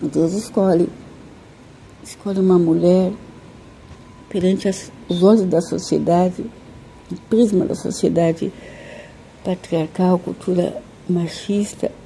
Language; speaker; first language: Portuguese; native; Portuguese